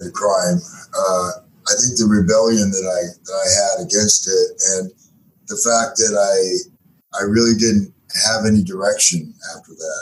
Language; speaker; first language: English; native; English